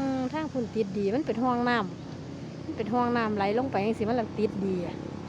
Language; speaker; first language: Thai; native; Thai